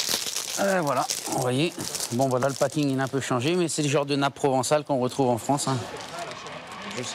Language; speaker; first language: French; native; French